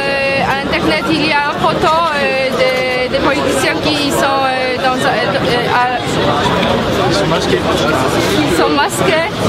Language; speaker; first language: French; non-native, fluent; Polish